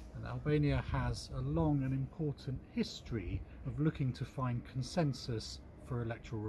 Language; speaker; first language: English; native; English